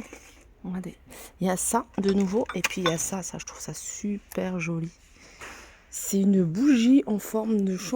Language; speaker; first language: French; native; French